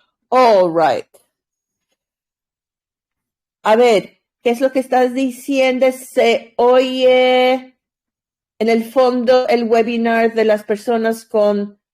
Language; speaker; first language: Spanish; non-native, learner; English